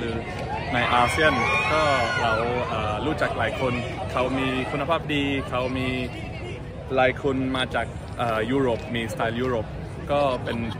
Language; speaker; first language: Thai; early bilingual, heritage; Thai